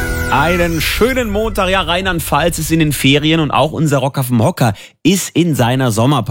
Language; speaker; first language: German; native; German